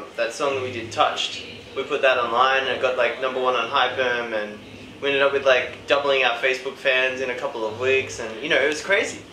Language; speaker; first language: English; native; English